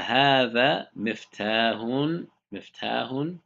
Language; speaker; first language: Arabic; non-native, fluent; English